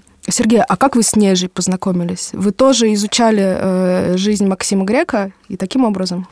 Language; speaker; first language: Russian; native; Russian